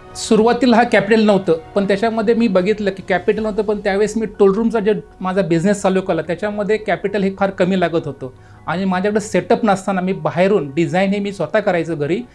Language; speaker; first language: Marathi; native; Marathi